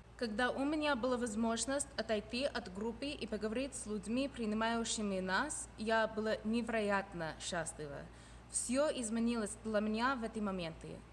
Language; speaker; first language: Russian; non-native, fluent; English